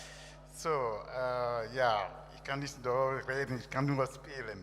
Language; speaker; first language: German; non-native, learner; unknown